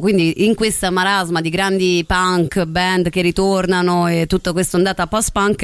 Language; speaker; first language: Italian; native; Italian